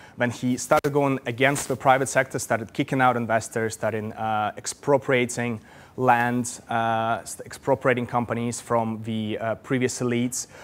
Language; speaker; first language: English; non-native, fluent; Russian